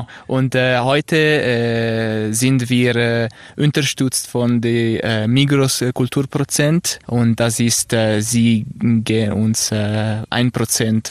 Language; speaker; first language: German; non-native, local second language; Italian